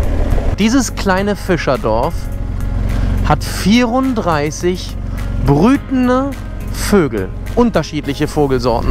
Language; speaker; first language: German; native; German